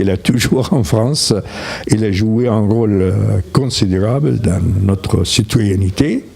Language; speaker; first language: French; non-native, fluent; Arabic